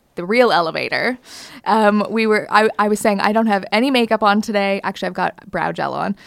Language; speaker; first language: English; native; English